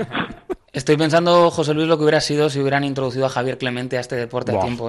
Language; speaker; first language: Spanish; native; Spanish